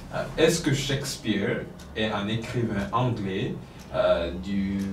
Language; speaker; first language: French; non-native, fluent; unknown